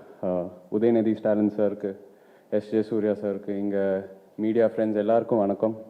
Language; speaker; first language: Tamil; non-native, local second language; Telugu